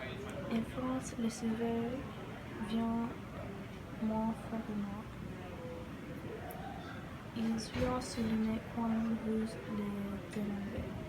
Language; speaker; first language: French; non-native, learner; English